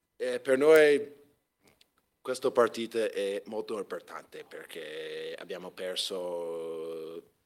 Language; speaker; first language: Italian; non-native, learner; English